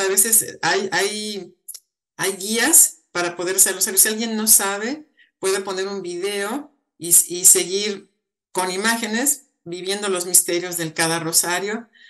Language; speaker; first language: Spanish; native; Spanish